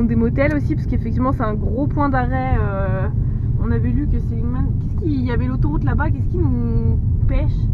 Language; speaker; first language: French; native; French